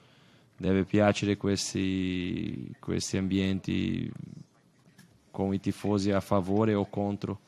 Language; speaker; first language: Italian; non-native, fluent; Portuguese